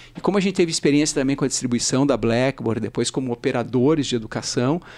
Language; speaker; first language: Portuguese; native; Portuguese